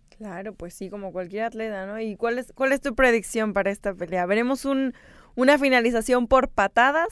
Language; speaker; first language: Spanish; native; Spanish